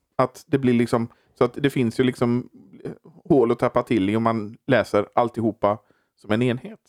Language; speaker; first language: Swedish; native; Swedish